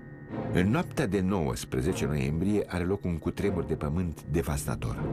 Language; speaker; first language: Romanian; native; Romanian